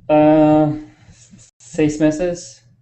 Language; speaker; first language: Spanish; non-native, learner; English